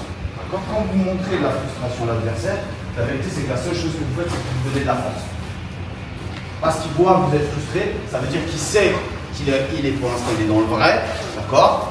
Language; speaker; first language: French; native; French